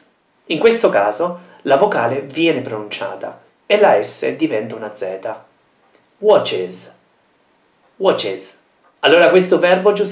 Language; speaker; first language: Italian; non-native, fluent; English